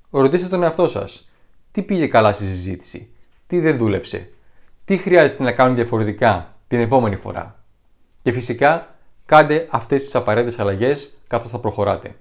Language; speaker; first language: Greek; native; Greek